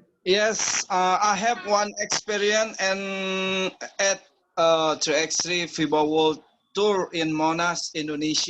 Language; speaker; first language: English; non-native, learner; Indonesian